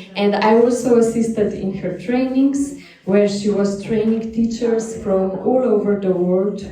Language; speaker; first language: English; non-native, fluent; Slovenian